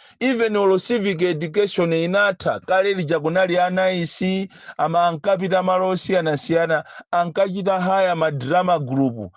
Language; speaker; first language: Nyanja; native; Nyanja